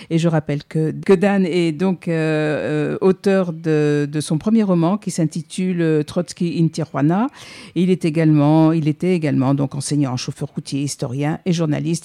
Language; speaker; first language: French; native; French